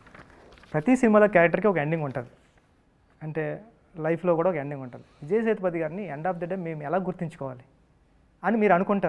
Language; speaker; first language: Telugu; native; Telugu